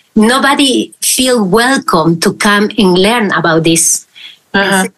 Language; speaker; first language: English; non-native, fluent; Spanish